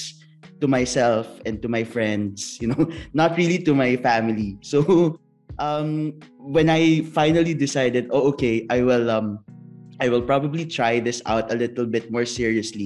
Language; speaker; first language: English; non-native, local second language; Filipino